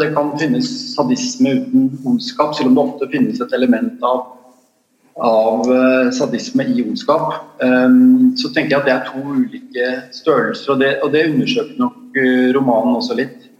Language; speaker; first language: Norwegian; native; Norwegian